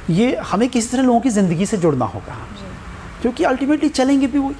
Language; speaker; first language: Hindi; native; Hindi